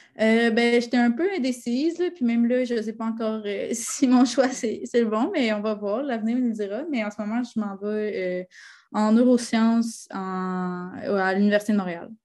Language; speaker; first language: French; native; French